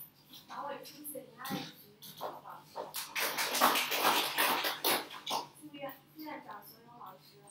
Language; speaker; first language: Chinese; native; Chinese